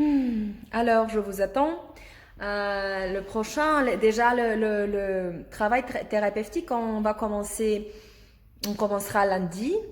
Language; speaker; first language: French; non-native, learner; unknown